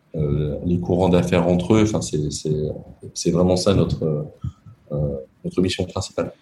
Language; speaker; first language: French; native; French